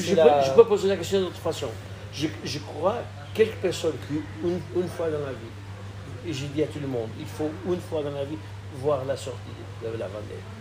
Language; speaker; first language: French; non-native, fluent; Portuguese